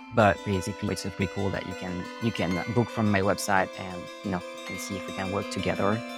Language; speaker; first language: English; non-native, fluent; French